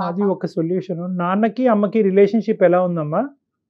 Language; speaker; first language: Telugu; native; Telugu